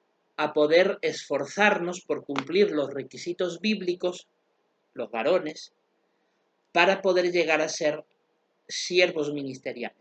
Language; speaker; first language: Spanish; native; Spanish